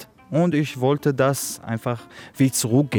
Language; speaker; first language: German; non-native, fluent; Arabic